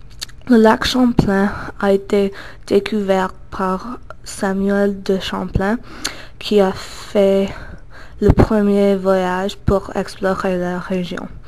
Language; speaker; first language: French; non-native, learner; English